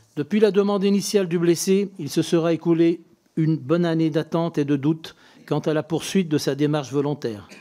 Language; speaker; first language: French; native; French